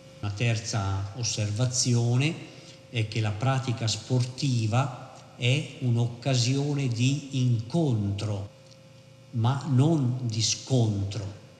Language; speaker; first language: Italian; native; Italian